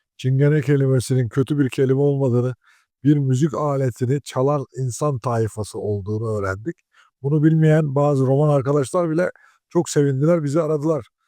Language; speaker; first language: Turkish; native; Turkish